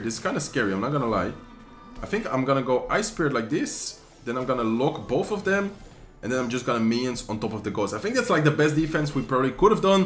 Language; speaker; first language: English; non-native, fluent; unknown